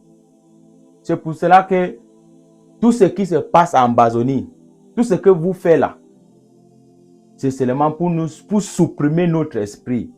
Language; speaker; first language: French; non-native, local second language; English